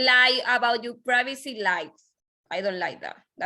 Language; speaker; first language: English; non-native, learner; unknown